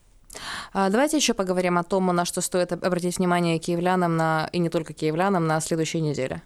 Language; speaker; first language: Russian; non-native, local second language; Ukrainian